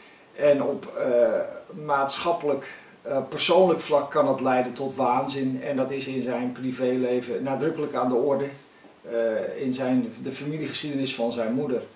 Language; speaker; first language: Dutch; native; Dutch